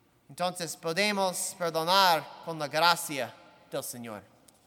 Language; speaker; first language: Spanish; non-native, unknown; English